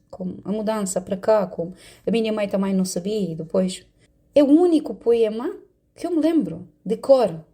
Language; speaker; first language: Portuguese; non-native, fluent; Romanian